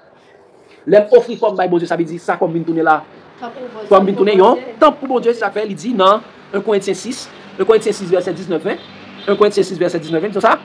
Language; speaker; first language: French; non-native, local second language; Haitian Creole